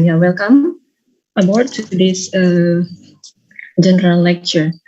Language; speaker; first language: English; non-native, fluent; Indonesian